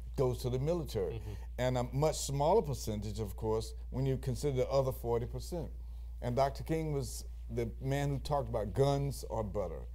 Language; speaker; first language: English; native; English